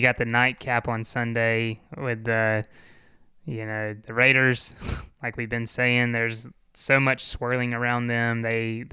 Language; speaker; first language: English; native; English